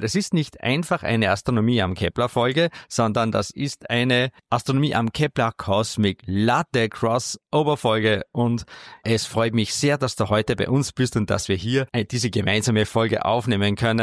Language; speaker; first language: German; native; German